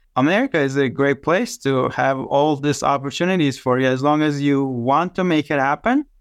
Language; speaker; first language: English; non-native, fluent; Turkish